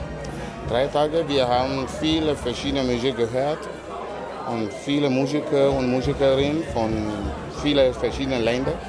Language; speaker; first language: German; non-native, learner; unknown